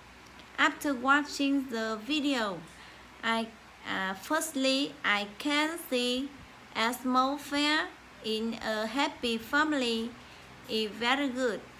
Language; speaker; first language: English; non-native, learner; Vietnamese